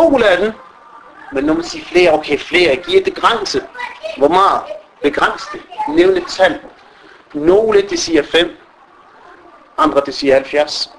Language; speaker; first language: Danish; non-native, fluent; Arabic